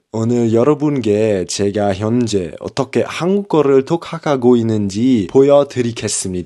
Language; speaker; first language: Korean; non-native, learner; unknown